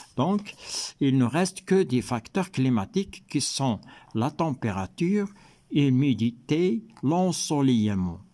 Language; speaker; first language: French; non-native, local second language; Arabic